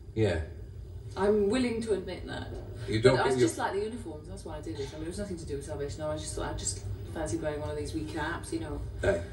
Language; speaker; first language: English; native; English